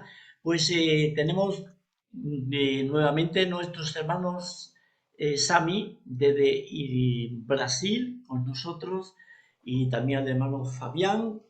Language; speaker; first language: Spanish; native; Spanish